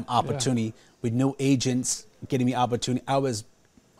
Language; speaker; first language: English; non-native, fluent; Lao